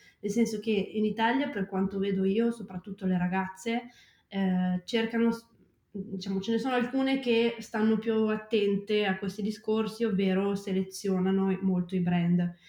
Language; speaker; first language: Italian; native; Italian